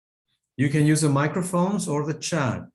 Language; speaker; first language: English; non-native, fluent; Spanish